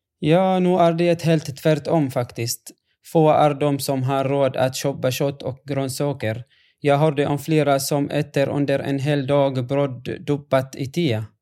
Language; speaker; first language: Swedish; non-native, fluent; Arabic